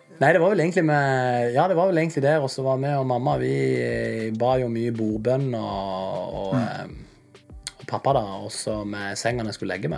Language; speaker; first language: Norwegian; native; Norwegian